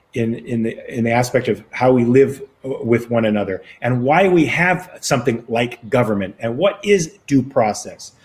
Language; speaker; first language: English; native; English